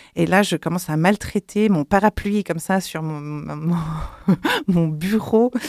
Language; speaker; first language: French; non-native, local second language; German